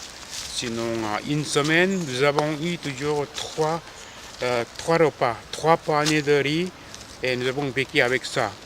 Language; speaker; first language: French; non-native, fluent; Korean